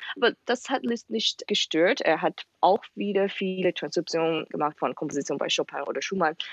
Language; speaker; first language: German; non-native, fluent; English